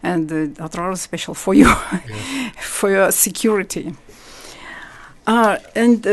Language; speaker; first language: English; non-native, learner; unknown